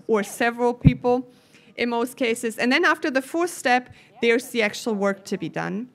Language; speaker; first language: English; non-native, fluent; German